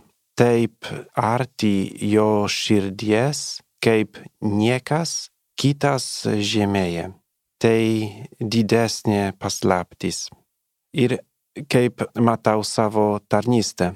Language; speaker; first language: Lithuanian; non-native, learner; Polish